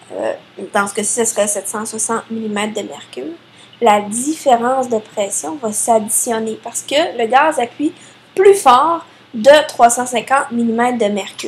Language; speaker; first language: French; native; French